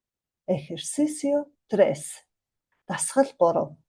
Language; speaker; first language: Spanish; non-native, fluent; Mongolian